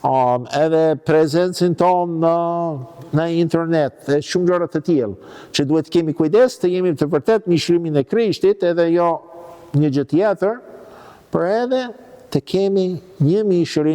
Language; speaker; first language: Albanian; non-native, fluent; English